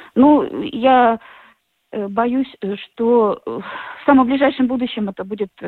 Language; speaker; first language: Russian; native; Russian